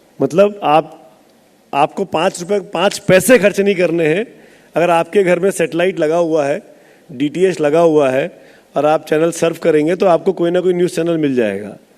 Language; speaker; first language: Hindi; native; Hindi